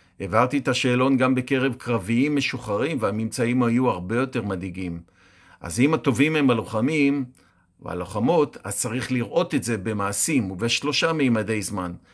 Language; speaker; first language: Hebrew; native; Hebrew